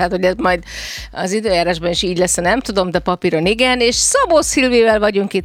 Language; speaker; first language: Hungarian; native; Hungarian